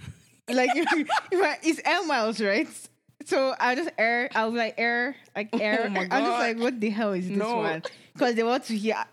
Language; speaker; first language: English; non-native, local second language; Yoruba